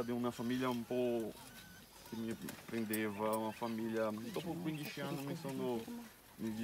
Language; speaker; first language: Italian; non-native, fluent; Portuguese